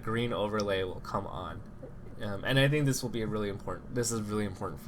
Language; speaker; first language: English; native; English